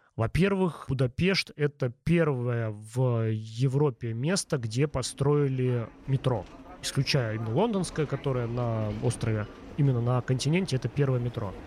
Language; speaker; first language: Russian; native; Russian